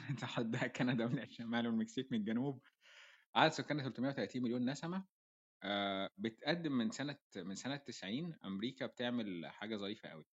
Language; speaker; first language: Arabic; native; Arabic